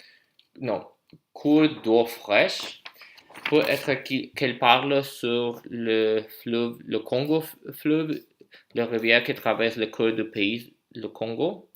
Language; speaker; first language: French; non-native, learner; English